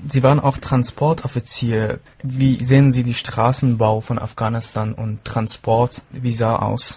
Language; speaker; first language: German; non-native, fluent; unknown